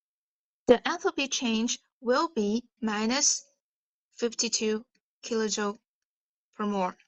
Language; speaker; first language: English; non-native, fluent; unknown